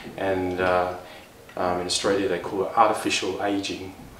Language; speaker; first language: English; native; English